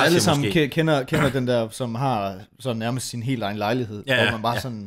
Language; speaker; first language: Danish; native; Danish